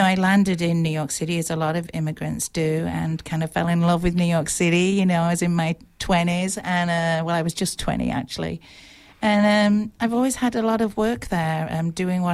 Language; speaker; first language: English; native; English